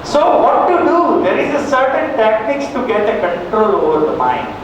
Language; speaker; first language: English; non-native, local second language; Gujarati